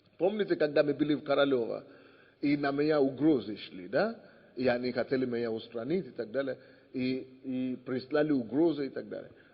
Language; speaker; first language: Russian; non-native, fluent; Yoruba